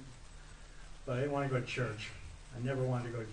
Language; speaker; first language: English; native; English